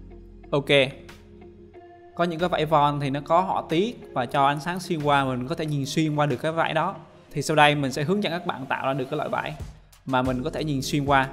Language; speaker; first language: Vietnamese; native; Vietnamese